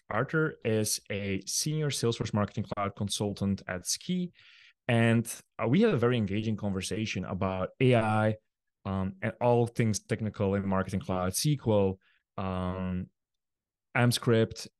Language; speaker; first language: English; non-native, fluent; Dutch